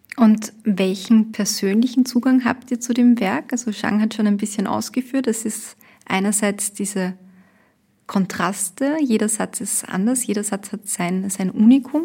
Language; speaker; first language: German; native; German